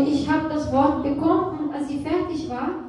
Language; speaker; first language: German; non-native, fluent; Portuguese